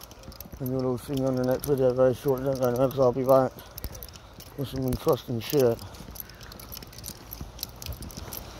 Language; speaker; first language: English; native; English